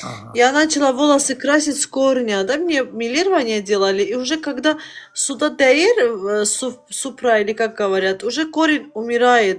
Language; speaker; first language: Russian; non-native, local second language; Azerbaijani